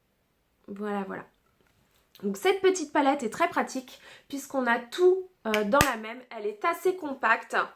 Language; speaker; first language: French; native; French